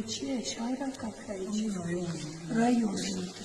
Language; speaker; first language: Russian; non-native, learner; Tajik